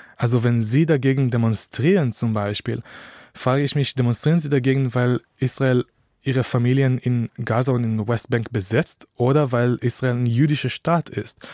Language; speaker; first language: German; non-native, fluent; Hebrew